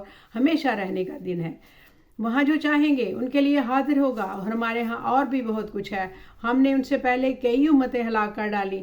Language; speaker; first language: Urdu; native; Urdu